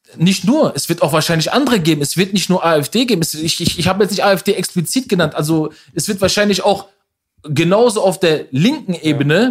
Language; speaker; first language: German; early bilingual, other home language; Persian